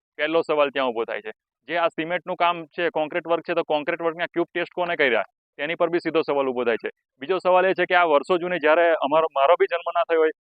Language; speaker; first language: Gujarati; non-native, local second language; Rathawi